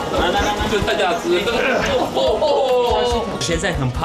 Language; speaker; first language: Chinese; non-native, fluent; Turkish